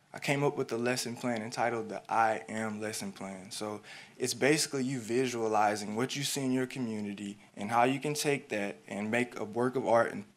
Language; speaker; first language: English; native; English